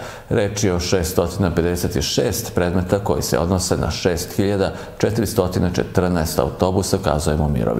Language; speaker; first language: Serbian; native; Serbian